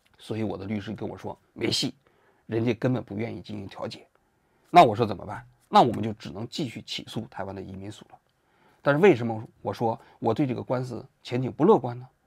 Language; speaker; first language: Chinese; native; Chinese